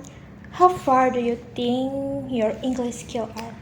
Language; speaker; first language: English; non-native, learner; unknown